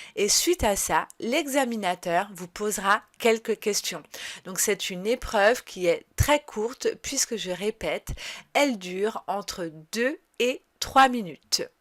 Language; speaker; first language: French; native; French